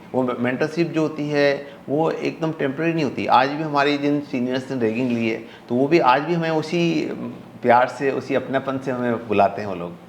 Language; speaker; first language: Hindi; native; Hindi